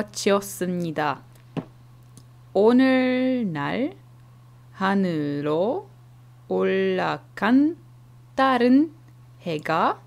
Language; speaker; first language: Korean; non-native, learner; Czech